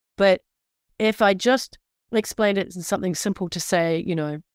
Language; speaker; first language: English; native; English